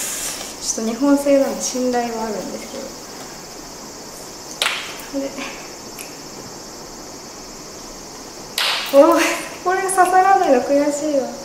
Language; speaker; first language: Japanese; native; Japanese